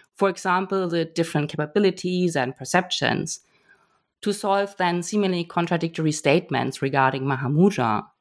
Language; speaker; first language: English; non-native, fluent; German